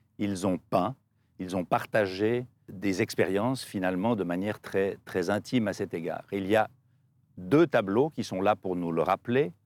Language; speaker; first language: French; native; French